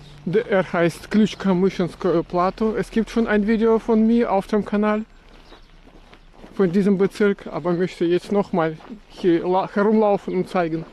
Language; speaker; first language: German; non-native, fluent; Russian